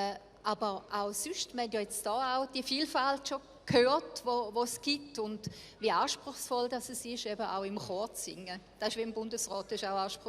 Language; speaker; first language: German; native; German